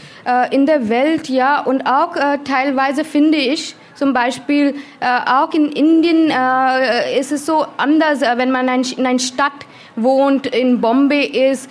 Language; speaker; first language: German; non-native, learner; Hindi